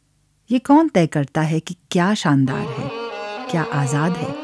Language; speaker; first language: Hindi; native; Hindi